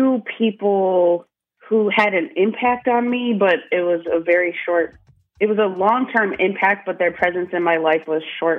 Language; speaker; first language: English; native; English